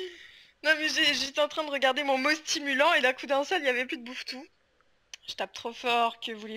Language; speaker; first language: French; native; French